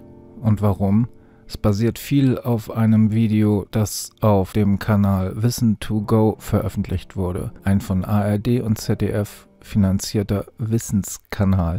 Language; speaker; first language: German; native; German